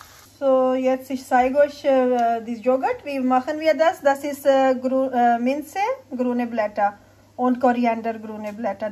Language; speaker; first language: German; non-native, learner; Urdu